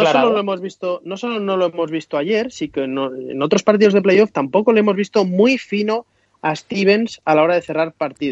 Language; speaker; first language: Spanish; native; Spanish